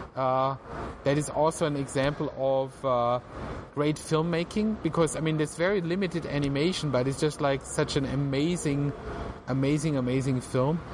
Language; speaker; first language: English; non-native, fluent; German